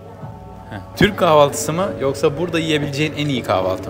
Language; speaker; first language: Turkish; native; Turkish